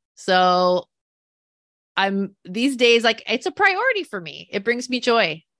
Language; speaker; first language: English; native; English